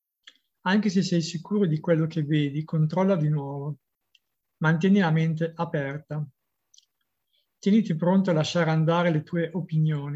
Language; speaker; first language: Italian; native; Italian